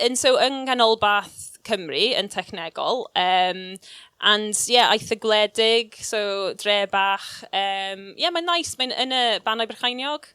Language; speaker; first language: Welsh; non-native, local second language; English